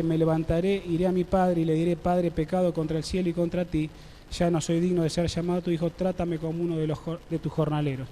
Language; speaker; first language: Spanish; native; Spanish